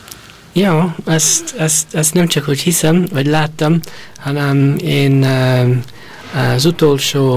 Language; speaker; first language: Hungarian; early bilingual, heritage; Hungarian